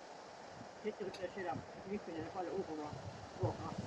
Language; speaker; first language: Finnish; native; Finnish